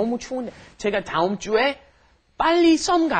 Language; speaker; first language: Korean; non-native, learner; English